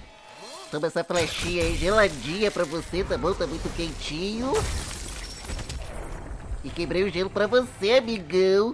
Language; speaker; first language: Portuguese; native; Portuguese